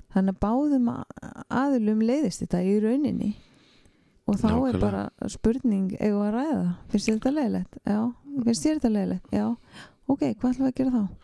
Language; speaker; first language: Icelandic; native; Icelandic